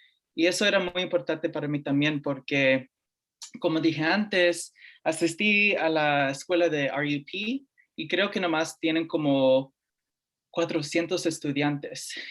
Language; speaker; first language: Spanish; early bilingual, heritage; Spanish